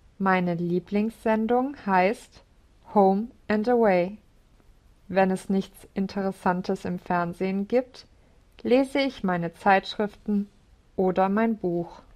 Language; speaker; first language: German; non-native, learner; English